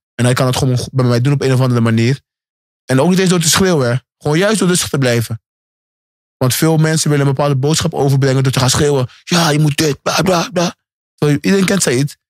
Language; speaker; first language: Dutch; native; Dutch